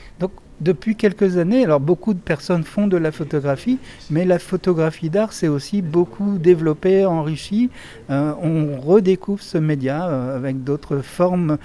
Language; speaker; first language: French; native; French